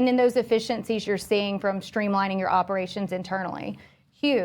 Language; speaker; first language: English; native; English